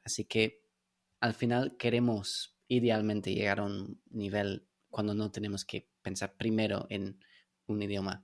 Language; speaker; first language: Spanish; non-native, fluent; English